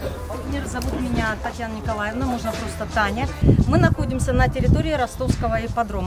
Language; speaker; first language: Russian; native; Russian